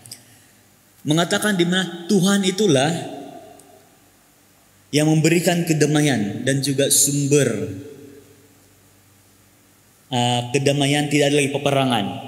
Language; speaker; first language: Malay; native; Malay